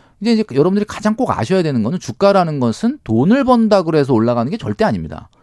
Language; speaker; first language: Korean; native; Korean